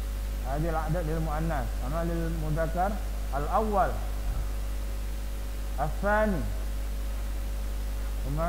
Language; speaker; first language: Arabic; non-native, fluent; Indonesian